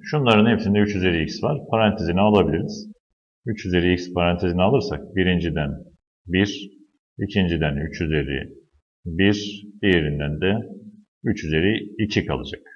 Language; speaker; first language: Turkish; native; Turkish